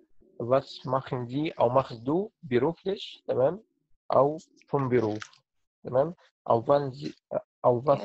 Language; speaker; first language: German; non-native, fluent; Arabic